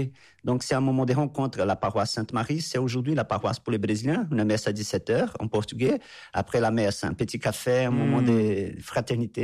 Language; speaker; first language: French; non-native, fluent; Portuguese